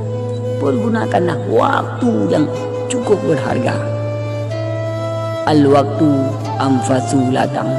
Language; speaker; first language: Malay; non-native, local second language; Achinese